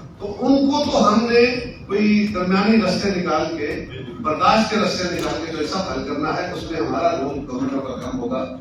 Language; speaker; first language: Urdu; non-native, local second language; Punjabi